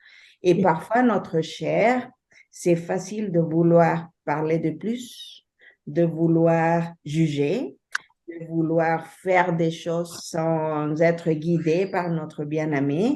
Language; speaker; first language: French; non-native, fluent; Spanish